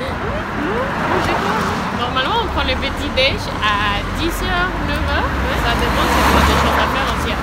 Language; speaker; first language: French; non-native, learner; Spanish